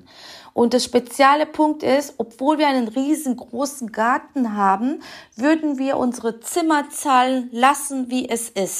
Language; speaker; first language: German; non-native, fluent; Turkish